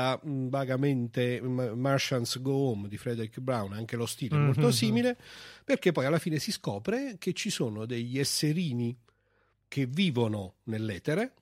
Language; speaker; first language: Italian; native; Italian